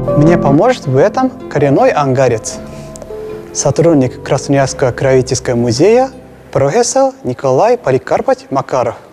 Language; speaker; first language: Russian; non-native, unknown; Japanese